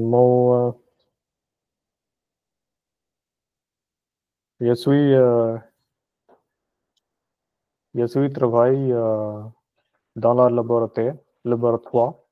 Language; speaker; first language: French; non-native, learner; Punjabi